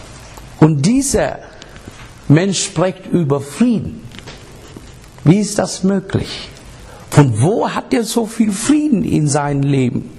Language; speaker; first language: German; non-native, learner; English